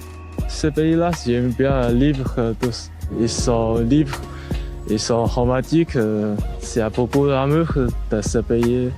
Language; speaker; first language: French; non-native, learner; Chinese